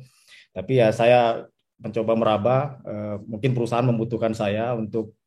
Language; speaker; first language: Indonesian; native; Indonesian